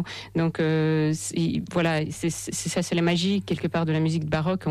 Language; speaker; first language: French; non-native, fluent; Russian